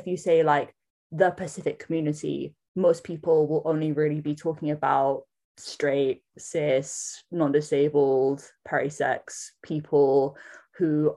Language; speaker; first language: English; native; English